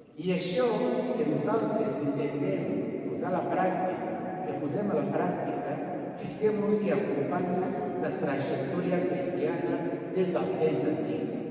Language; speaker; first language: Catalan; non-native, fluent; Kinyarwanda